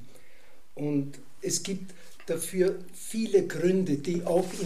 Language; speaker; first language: German; native; German